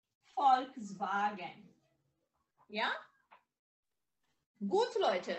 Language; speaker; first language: German; non-native, learner; Portuguese